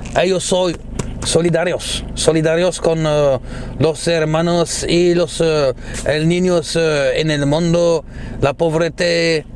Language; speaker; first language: Spanish; non-native, learner; French